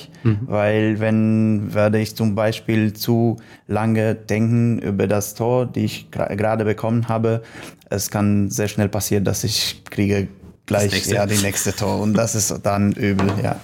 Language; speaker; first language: German; non-native, learner; Polish